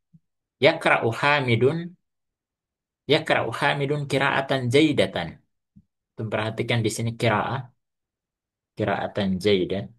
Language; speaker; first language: Arabic; non-native, fluent; Indonesian